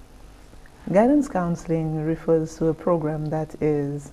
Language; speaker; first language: English; native; English